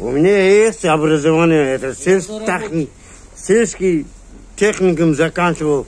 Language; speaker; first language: Russian; non-native, local second language; Kyrgyz